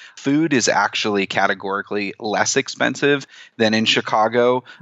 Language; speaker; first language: English; native; English